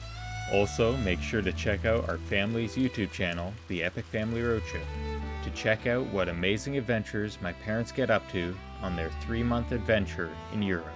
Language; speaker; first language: English; native; English